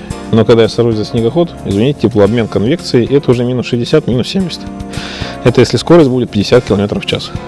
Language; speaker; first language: Russian; native; Russian